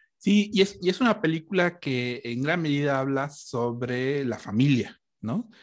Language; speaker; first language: Spanish; native; Spanish